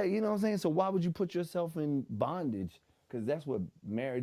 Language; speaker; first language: English; native; English